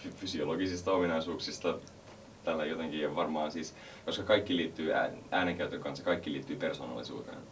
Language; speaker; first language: Finnish; early bilingual, heritage; Finnish